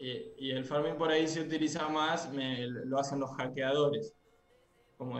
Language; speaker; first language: Spanish; native; Spanish